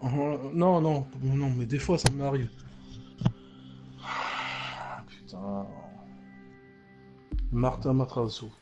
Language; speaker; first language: French; native; French